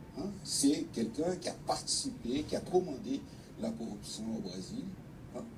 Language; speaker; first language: French; non-native, fluent; Portuguese